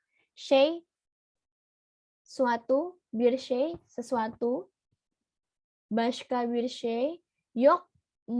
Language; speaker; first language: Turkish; non-native, learner; Indonesian